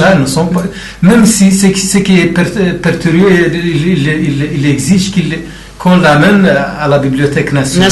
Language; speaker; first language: French; non-native, local second language; Arabic